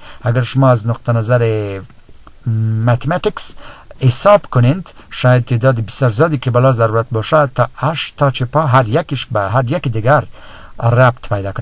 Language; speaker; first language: Persian; native; Persian